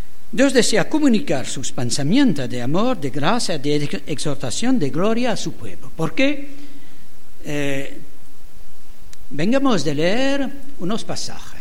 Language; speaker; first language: Spanish; non-native, learner; French